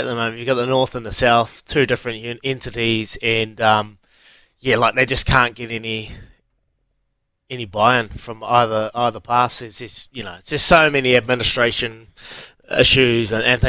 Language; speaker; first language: English; native; English